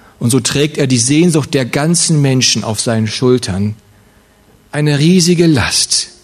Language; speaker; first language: German; early bilingual, other home language; Russian